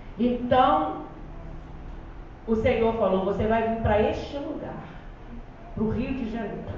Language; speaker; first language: Portuguese; native; Portuguese